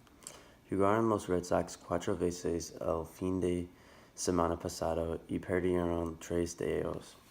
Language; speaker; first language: Spanish; non-native, learner; English